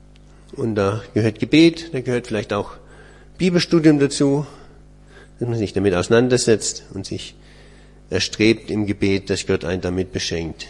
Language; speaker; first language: German; native; German